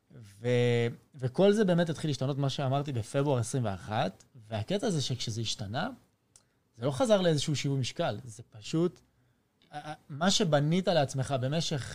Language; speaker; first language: Hebrew; early bilingual, other home language; French